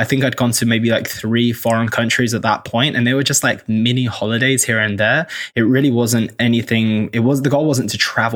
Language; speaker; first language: English; native; English